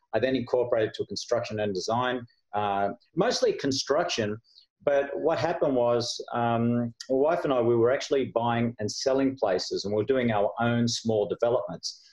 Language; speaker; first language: English; native; English